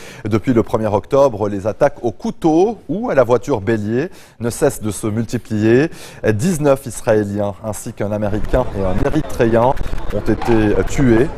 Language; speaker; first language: French; non-native, local second language; Arabic